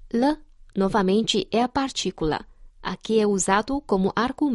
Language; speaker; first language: Portuguese; non-native, fluent; Chinese